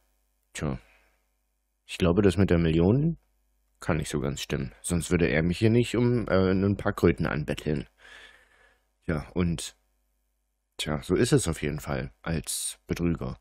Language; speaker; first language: German; native; German